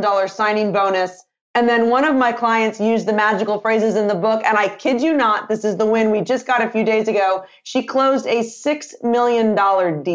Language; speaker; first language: English; native; English